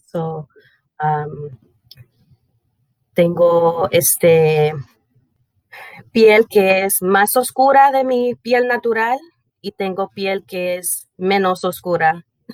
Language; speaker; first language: Spanish; early bilingual, heritage; Spanish